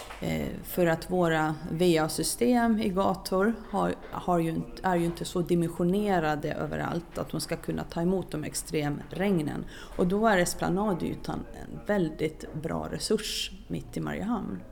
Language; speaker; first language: Swedish; native; Swedish